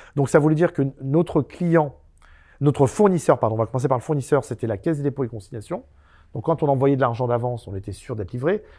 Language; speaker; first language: French; native; French